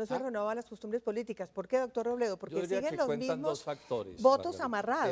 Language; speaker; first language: Spanish; native; Spanish